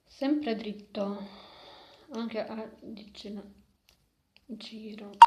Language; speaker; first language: Italian; non-native, learner; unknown